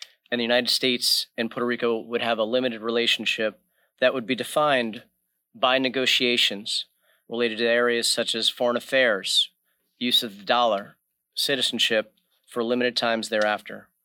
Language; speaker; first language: English; native; English